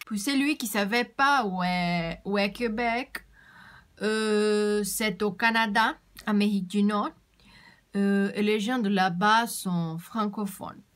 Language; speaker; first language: French; non-native, learner; Portuguese